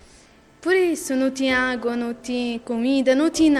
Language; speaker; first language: Portuguese; non-native, learner; Arabic